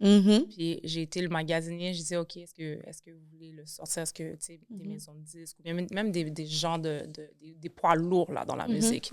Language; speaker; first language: French; native; French